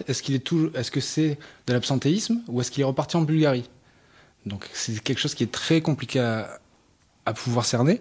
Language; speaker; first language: French; native; French